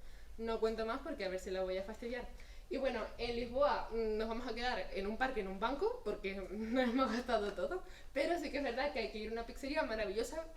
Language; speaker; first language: Spanish; native; Spanish